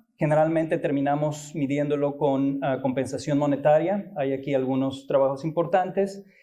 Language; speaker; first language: Spanish; native; Spanish